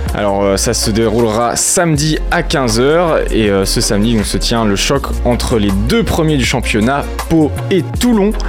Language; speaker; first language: French; native; French